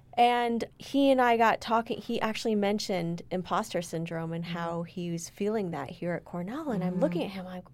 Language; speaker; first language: English; native; English